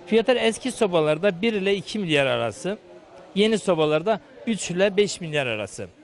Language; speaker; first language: Turkish; native; Turkish